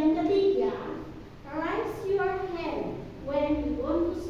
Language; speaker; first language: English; non-native, learner; Indonesian